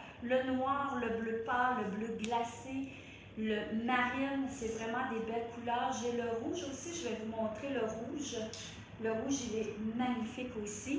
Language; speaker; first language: French; native; French